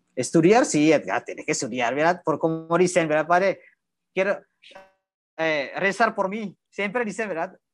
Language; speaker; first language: Spanish; non-native, fluent; Indonesian